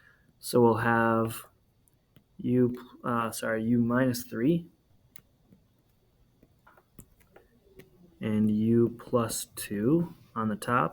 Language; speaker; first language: English; native; English